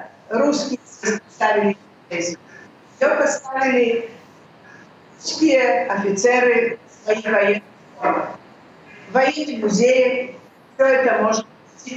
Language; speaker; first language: Russian; early bilingual, heritage; Russian